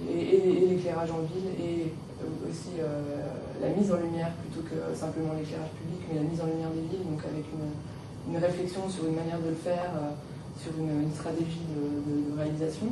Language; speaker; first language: French; native; French